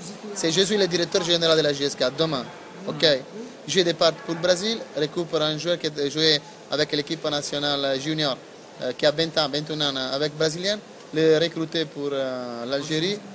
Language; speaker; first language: French; non-native, learner; Italian